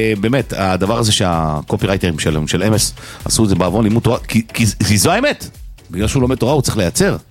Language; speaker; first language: Hebrew; native; Hebrew